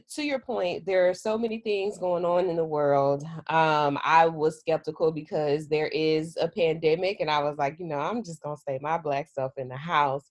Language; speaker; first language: English; native; English